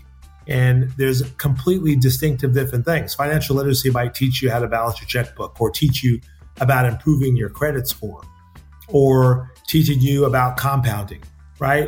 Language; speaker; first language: English; native; English